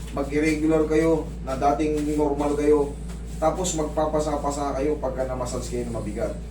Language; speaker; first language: Filipino; native; Filipino